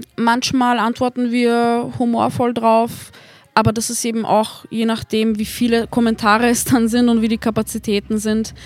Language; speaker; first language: German; native; German